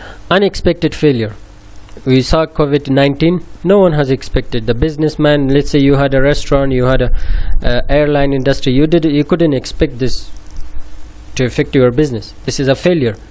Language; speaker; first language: English; non-native, fluent; Persian